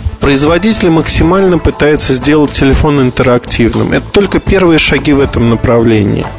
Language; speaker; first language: Russian; native; Russian